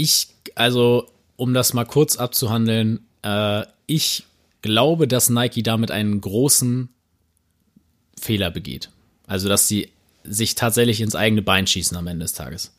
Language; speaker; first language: German; native; German